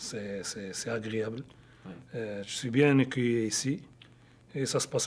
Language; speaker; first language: French; non-native, local second language; Arabic